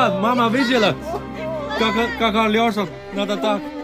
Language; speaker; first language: Russian; non-native, learner; Chinese